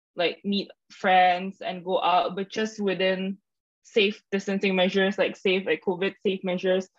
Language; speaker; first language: English; non-native, fluent; Indonesian